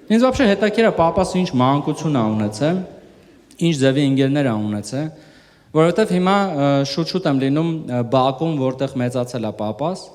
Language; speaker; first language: Armenian; early bilingual, heritage; Armenian